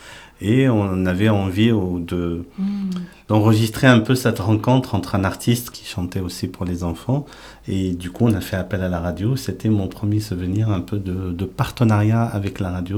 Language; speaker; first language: French; native; French